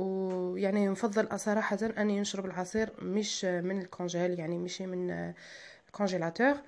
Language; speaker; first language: Arabic; native; Arabic